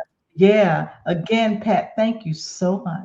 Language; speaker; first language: English; native; English